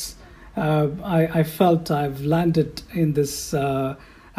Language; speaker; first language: English; non-native, local second language; Tamil